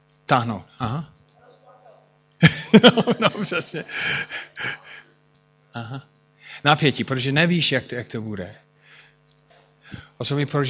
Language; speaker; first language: Czech; non-native, fluent; English